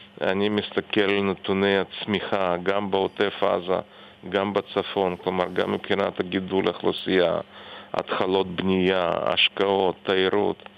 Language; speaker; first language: Hebrew; non-native, fluent; Russian